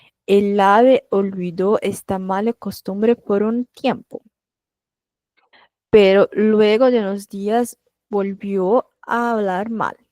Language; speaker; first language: Spanish; non-native, fluent; Portuguese